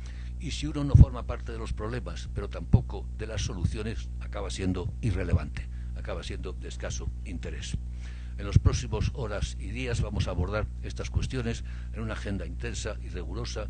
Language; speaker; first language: Spanish; native; Spanish